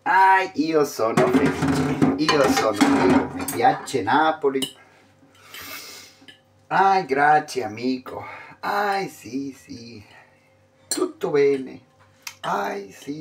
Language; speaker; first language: Italian; non-native, learner; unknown